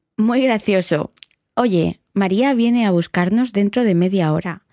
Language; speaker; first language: English; non-native, fluent; Spanish